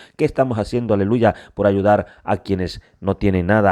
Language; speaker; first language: Spanish; native; Spanish